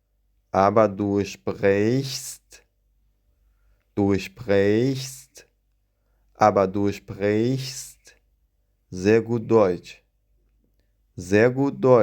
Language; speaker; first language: German; non-native, fluent; Central Kurdish